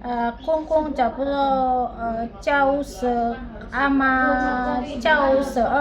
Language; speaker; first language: Chinese; non-native, learner; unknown